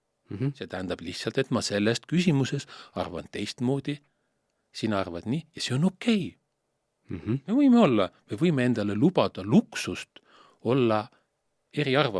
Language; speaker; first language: Estonian; native; Estonian